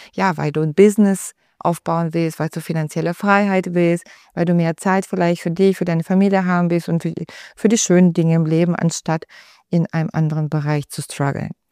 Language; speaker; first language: German; non-native, fluent; Bulgarian